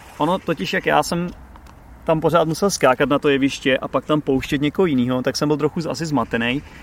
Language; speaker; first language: Czech; native; Czech